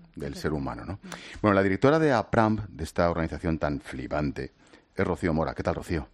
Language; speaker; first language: Spanish; native; Spanish